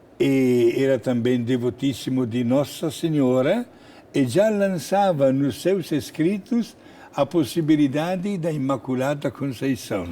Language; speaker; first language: Portuguese; non-native, fluent; Italian